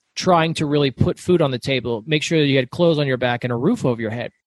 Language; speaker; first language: English; native; English